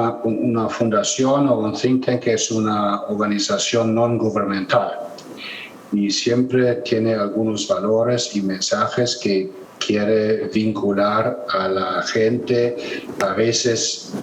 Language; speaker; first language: Spanish; non-native, fluent; German